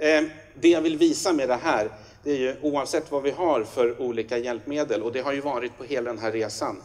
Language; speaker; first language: Swedish; native; Swedish